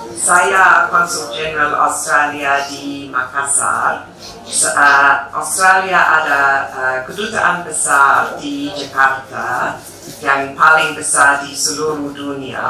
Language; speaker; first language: Indonesian; non-native, fluent; English